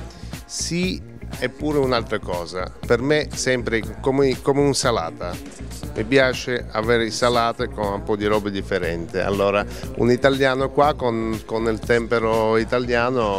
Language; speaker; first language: Italian; non-native, fluent; Russian